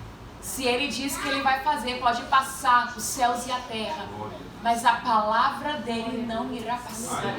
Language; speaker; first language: Portuguese; native; Portuguese